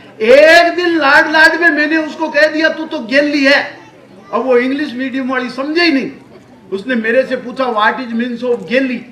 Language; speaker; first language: Hindi; non-native, local second language; Marwari